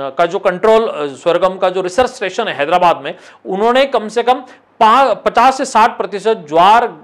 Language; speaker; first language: Hindi; non-native, local second language; Marathi